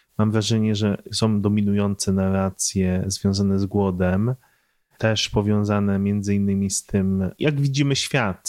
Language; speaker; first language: Polish; native; Polish